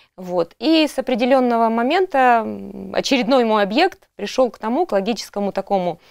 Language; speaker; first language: Russian; native; Russian